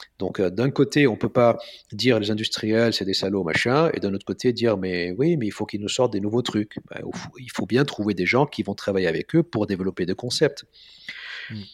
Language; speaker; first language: French; non-native, local second language; Arabic